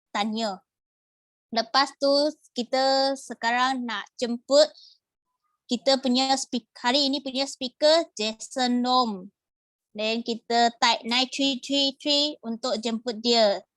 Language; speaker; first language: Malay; non-native, local second language; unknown